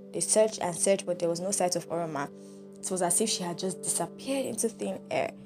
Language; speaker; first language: English; non-native, local second language; Yoruba